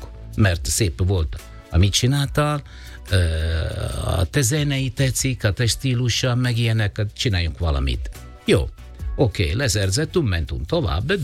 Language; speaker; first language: Hungarian; non-native, learner; Italian